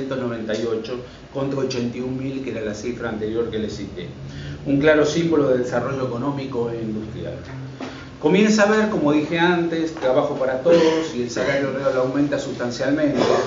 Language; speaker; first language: Spanish; native; Spanish